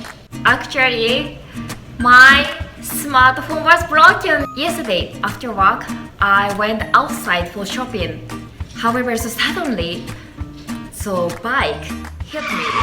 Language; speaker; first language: English; non-native, learner; Japanese